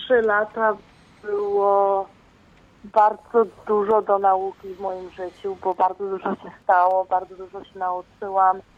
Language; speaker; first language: Polish; early bilingual, heritage; Polish